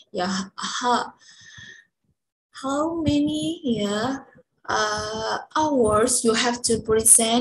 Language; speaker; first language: English; non-native, fluent; Indonesian